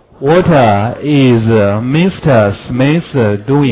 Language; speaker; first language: English; non-native, fluent; Chinese